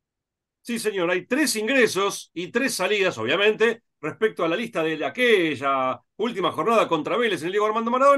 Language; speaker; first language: Spanish; native; Spanish